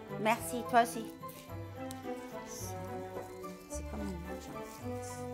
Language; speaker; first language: French; non-native, learner; English